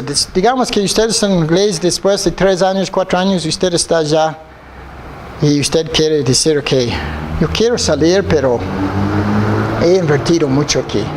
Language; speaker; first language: Spanish; non-native, fluent; English